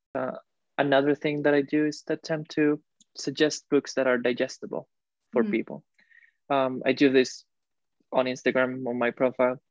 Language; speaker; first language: English; non-native, fluent; Spanish